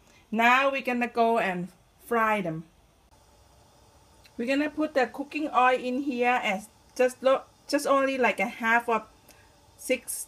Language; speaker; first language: English; non-native, learner; Thai